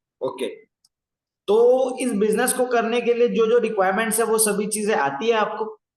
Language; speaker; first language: Hindi; native; Hindi